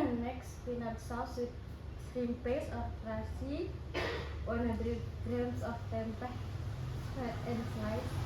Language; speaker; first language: English; non-native, learner; Indonesian